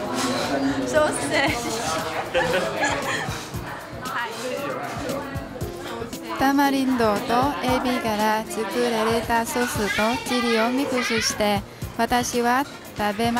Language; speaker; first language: Japanese; non-native, fluent; Vietnamese